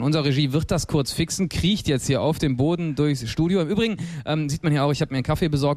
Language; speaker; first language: German; native; German